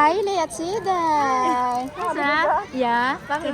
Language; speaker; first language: Danish; non-native, learner; Filipino